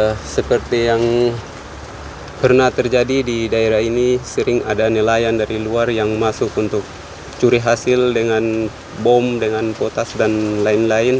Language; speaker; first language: Indonesian; non-native, local second language; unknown